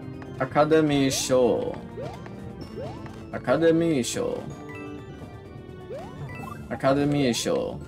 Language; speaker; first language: Japanese; non-native, learner; English